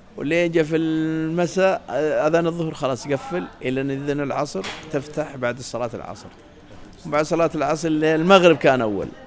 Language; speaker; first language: Arabic; native; Arabic